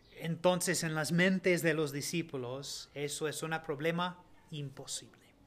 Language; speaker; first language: Spanish; non-native, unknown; English